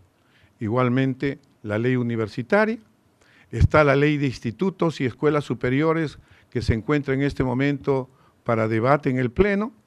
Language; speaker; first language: Spanish; native; Spanish